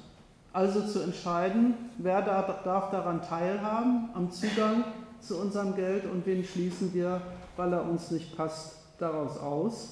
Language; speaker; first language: German; native; German